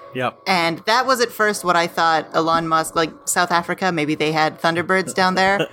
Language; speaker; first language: English; native; English